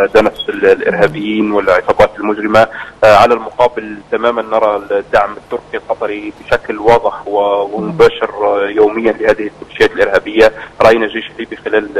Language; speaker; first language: Arabic; native; Arabic